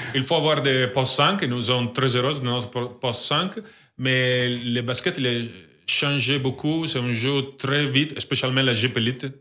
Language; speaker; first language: French; non-native, learner; Italian